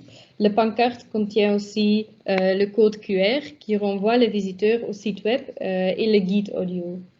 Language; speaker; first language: French; non-native, local second language; Dutch